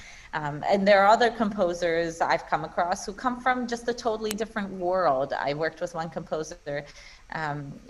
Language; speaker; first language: English; non-native, fluent; Russian